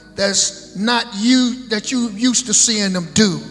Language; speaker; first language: English; native; English